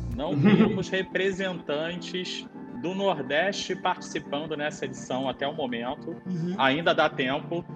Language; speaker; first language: Portuguese; native; Portuguese